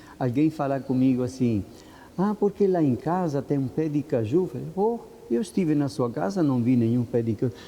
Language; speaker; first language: Portuguese; non-native, fluent; Italian